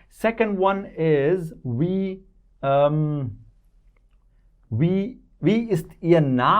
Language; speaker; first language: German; non-native, fluent; Hindi